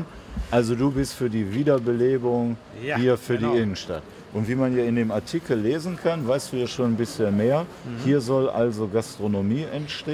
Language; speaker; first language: German; native; German